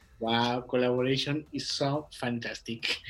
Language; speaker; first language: English; non-native, learner; Spanish